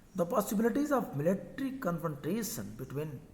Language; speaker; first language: English; non-native, local second language; Hindi